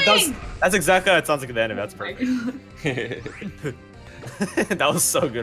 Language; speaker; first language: English; native; English